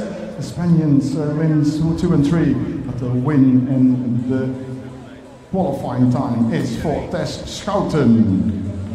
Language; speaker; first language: English; non-native, fluent; Dutch